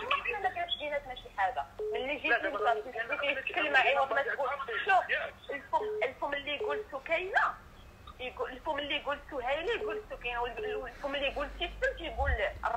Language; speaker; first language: Arabic; native; Arabic